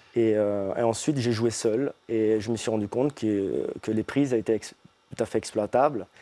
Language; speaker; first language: French; early bilingual, other home language; Italian